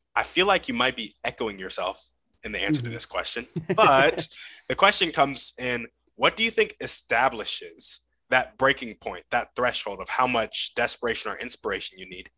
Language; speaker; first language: English; native; English